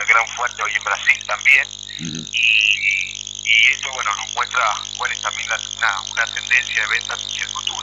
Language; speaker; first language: Spanish; native; Spanish